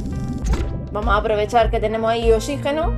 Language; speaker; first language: Spanish; native; Spanish